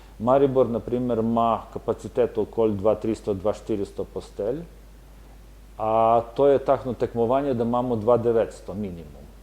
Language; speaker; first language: Slovenian; non-native, fluent; Ukrainian